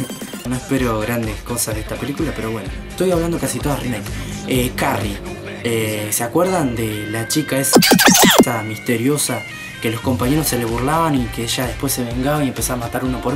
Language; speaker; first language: Spanish; native; Spanish